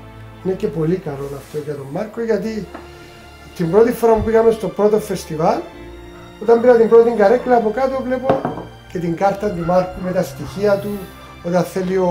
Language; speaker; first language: Greek; native; Greek